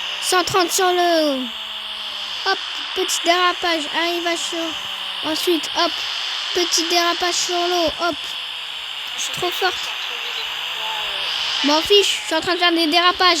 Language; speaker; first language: French; native; French